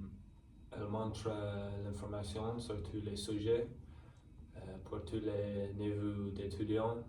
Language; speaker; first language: French; non-native, learner; English